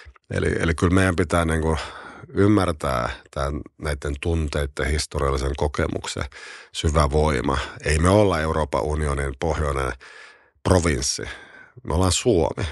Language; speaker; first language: Finnish; native; Finnish